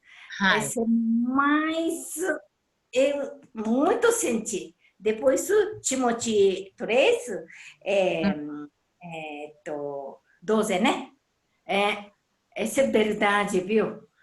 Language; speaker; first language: Portuguese; non-native, learner; Japanese